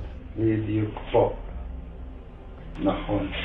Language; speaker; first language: Hebrew; non-native, fluent; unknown